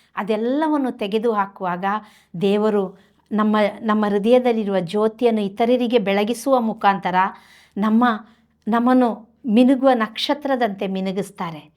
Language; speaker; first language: Kannada; native; Kannada